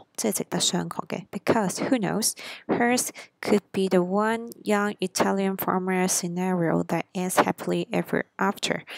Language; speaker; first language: English; non-native, local second language; Cantonese